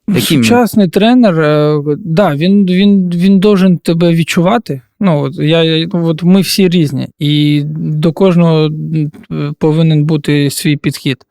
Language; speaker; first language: Ukrainian; non-native, local second language; Russian